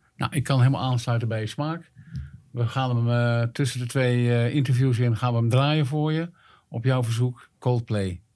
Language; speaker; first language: Dutch; native; Dutch